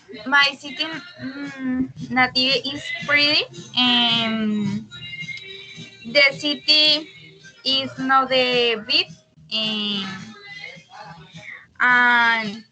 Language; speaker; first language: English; non-native, learner; Spanish